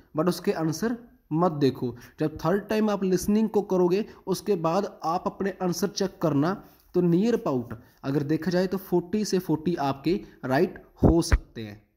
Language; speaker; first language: Hindi; non-native, local second language; Punjabi